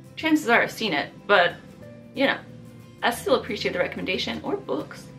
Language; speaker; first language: English; early bilingual, other home language; Italian